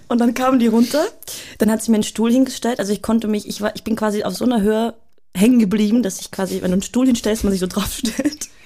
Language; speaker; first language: German; early bilingual, other home language; Bulgarian